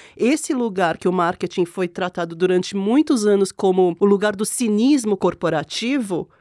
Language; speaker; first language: Portuguese; non-native, fluent; Korean